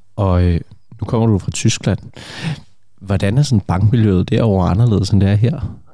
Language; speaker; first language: Danish; native; Danish